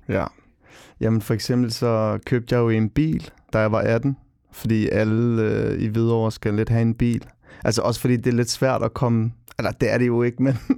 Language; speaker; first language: Danish; early bilingual, other home language; Albanian